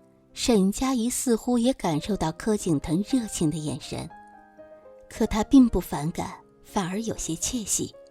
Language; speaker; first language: Chinese; native; Chinese